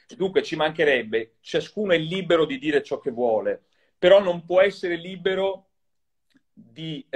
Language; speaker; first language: Italian; native; Italian